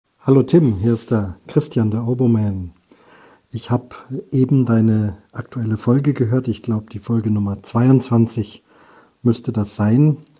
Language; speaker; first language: German; native; German